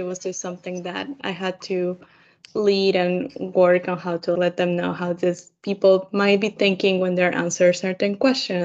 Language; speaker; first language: English; non-native, fluent; Spanish